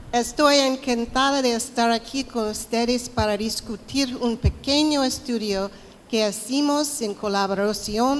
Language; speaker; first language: Spanish; non-native, fluent; English